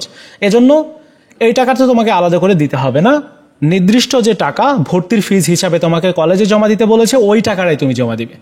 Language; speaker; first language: Bangla; native; Bangla